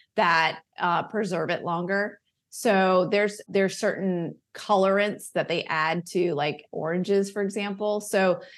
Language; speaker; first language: English; native; English